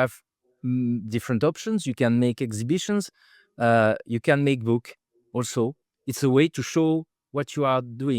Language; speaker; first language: English; non-native, fluent; French